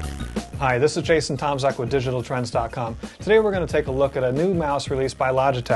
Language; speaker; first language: English; native; English